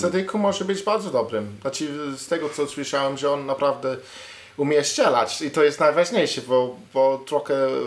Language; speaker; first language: Polish; non-native, learner; English